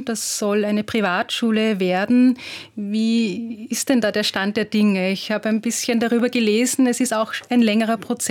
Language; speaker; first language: German; native; German